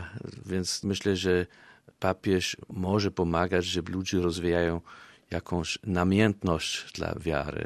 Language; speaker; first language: Polish; non-native, fluent; German